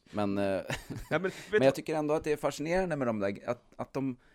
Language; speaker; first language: Swedish; native; Swedish